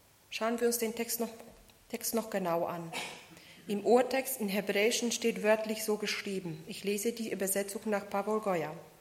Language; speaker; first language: German; non-native, fluent; Polish